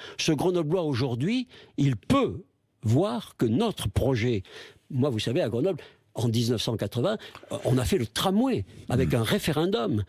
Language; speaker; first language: French; native; French